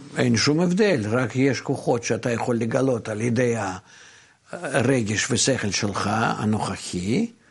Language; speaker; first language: Hebrew; non-native, fluent; Russian